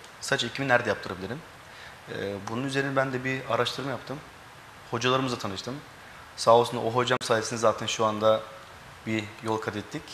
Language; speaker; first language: Turkish; early bilingual, heritage; Turkish